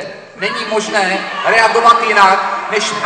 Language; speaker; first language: Czech; native; Czech